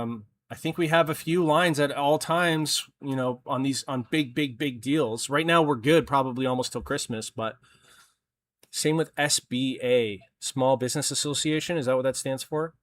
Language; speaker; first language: English; native; English